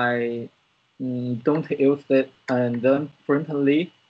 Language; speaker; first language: English; non-native, learner; Chinese